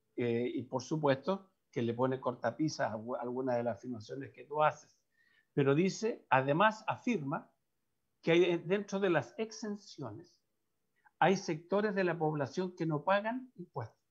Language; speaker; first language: Spanish; native; Spanish